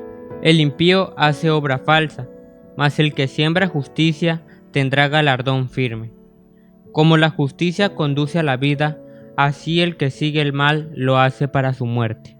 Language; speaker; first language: Spanish; native; Spanish